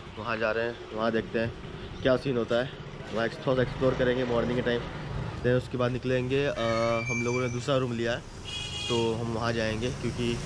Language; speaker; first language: Hindi; native; Hindi